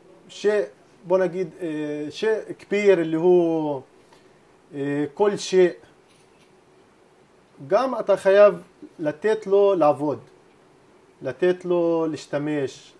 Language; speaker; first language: Hebrew; non-native, local second language; Arabic